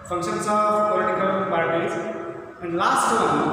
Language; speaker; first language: English; non-native, local second language; Kannada